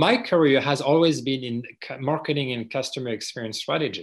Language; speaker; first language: English; non-native, fluent; French